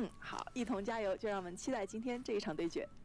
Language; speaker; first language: Chinese; native; Chinese